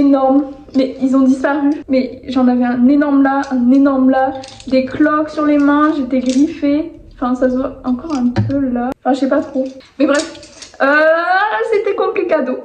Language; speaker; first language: French; native; French